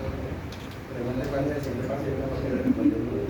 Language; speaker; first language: Spanish; native; Spanish